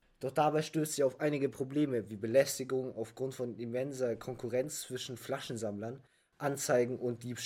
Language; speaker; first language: German; native; German